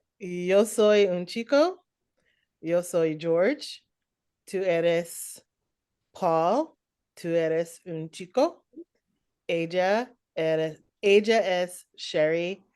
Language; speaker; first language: Spanish; non-native, learner; English